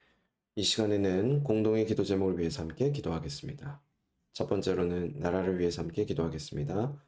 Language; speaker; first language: Korean; native; Korean